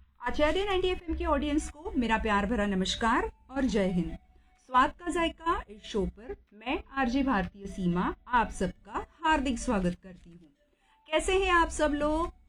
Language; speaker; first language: Hindi; non-native, local second language; Marathi